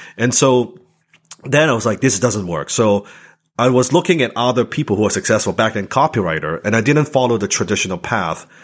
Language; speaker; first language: English; non-native, local second language; Cantonese